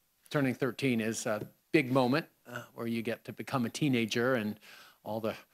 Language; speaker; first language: English; native; English